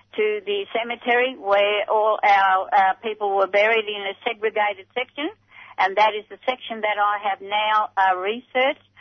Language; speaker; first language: English; native; English